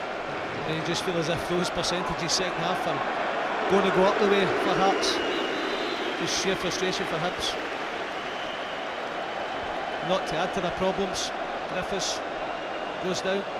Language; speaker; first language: English; native; English